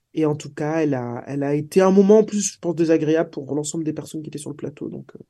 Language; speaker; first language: French; native; French